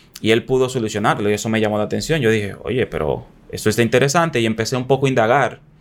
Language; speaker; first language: Spanish; native; Spanish